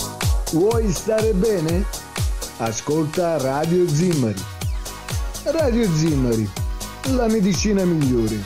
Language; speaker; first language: Italian; native; Italian